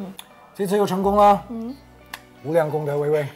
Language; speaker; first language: Chinese; native; Chinese